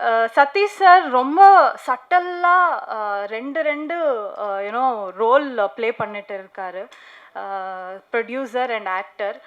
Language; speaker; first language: Tamil; non-native, learner; Kannada